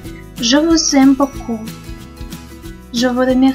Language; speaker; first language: French; non-native, fluent; Russian